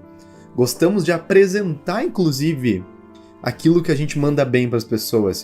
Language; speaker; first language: Portuguese; native; Portuguese